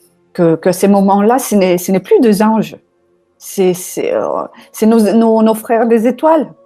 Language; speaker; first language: French; non-native, fluent; Italian